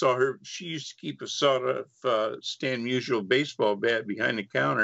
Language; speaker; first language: English; native; English